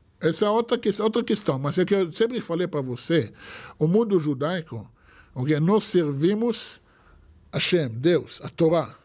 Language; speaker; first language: Portuguese; non-native, fluent; Hebrew